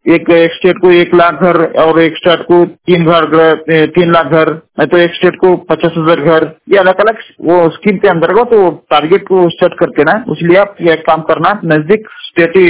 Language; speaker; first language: Hindi; non-native, local second language; Kannada